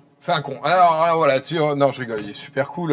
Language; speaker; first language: French; native; French